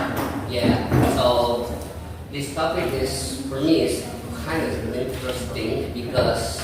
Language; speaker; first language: English; non-native, learner; Indonesian